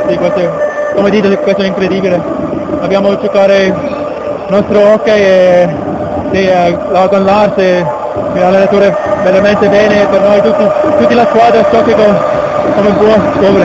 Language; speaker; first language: Italian; non-native, learner; German